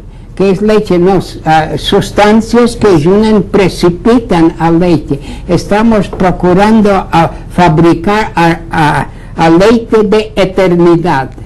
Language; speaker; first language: Portuguese; non-native, fluent; Latvian